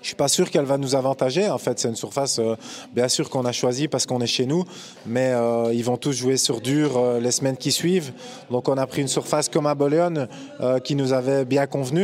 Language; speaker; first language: French; native; French